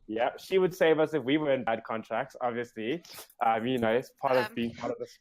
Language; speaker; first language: English; native; English